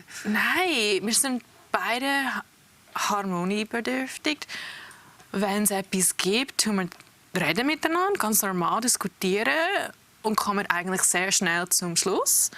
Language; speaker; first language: German; early bilingual, heritage; English